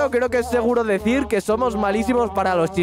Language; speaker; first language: Spanish; native; Spanish